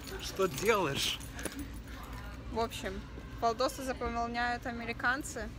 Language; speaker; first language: Russian; non-native, learner; English